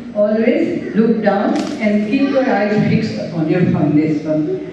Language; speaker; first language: English; non-native, local second language; Assamese